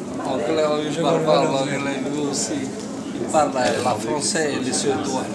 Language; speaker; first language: French; non-native, fluent; Somali